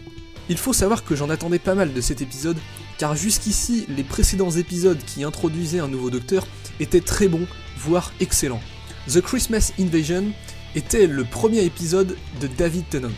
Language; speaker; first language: French; native; French